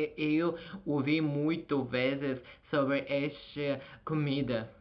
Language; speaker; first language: Portuguese; non-native, learner; Azerbaijani